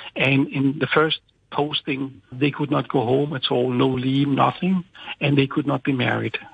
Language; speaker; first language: English; non-native, fluent; Danish